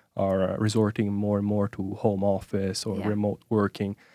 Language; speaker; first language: English; non-native, fluent; Italian